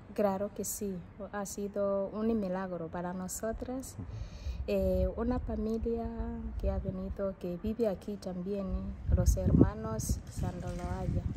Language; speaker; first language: Spanish; non-native, learner; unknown